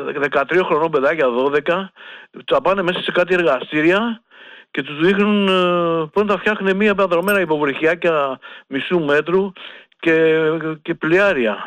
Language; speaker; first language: Greek; native; Greek